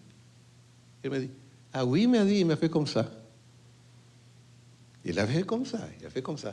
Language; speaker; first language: French; non-native, fluent; Spanish